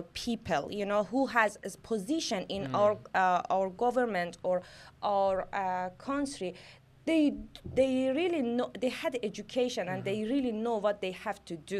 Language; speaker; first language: English; non-native, learner; Persian